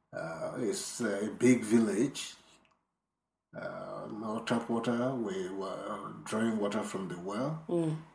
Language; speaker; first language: English; non-native, local second language; Yoruba